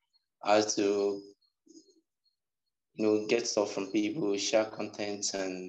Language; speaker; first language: English; non-native, local second language; Igbo